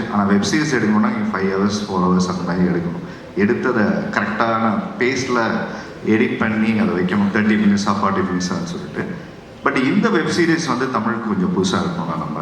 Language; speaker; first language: Tamil; native; Tamil